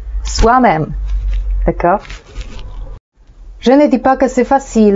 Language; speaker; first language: French; non-native, fluent; Polish